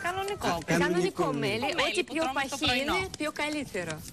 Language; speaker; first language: Greek; non-native, fluent; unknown